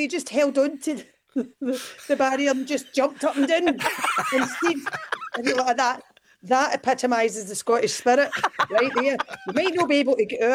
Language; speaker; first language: English; native; English